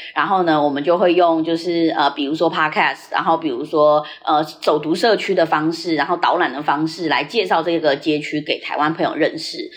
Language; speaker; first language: Chinese; early bilingual, heritage; Chinese